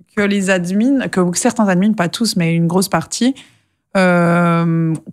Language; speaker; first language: French; native; French